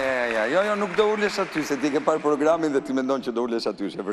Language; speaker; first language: Albanian; native; Albanian